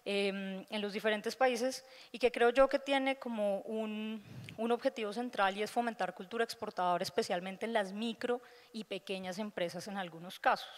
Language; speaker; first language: Spanish; native; Spanish